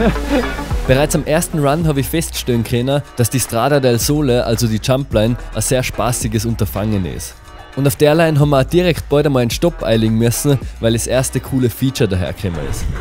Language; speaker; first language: German; native; German